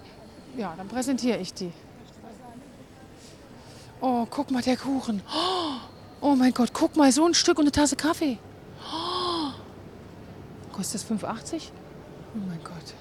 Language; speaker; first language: German; native; German